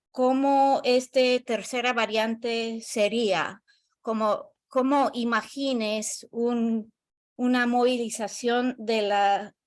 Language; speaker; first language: Spanish; non-native, learner; English